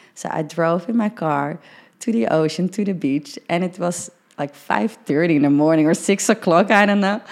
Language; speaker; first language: English; early bilingual, heritage; Dutch